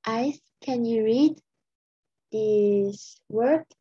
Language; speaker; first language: English; non-native, fluent; Lao